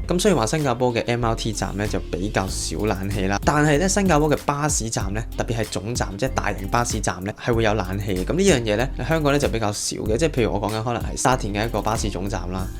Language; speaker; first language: Cantonese; native; Cantonese